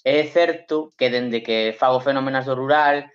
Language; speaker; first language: Galician; non-native, local second language; Spanish